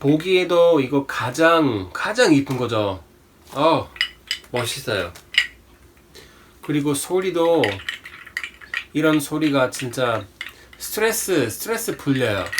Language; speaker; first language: Korean; non-native, fluent; English